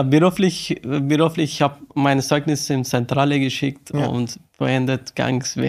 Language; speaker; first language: German; non-native, learner; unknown